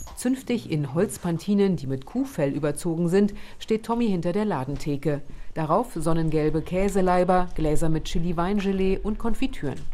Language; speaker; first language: German; native; German